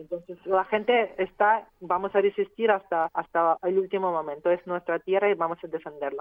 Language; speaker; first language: Spanish; non-native, fluent; Ukrainian